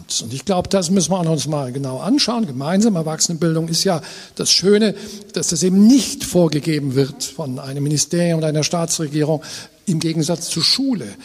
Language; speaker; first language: German; native; German